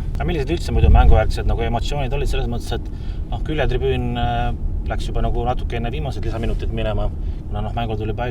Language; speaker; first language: Estonian; native; Estonian